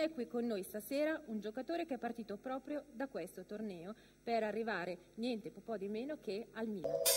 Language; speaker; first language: Italian; native; Italian